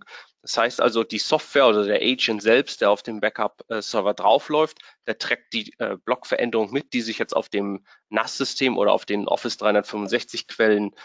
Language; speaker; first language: German; native; German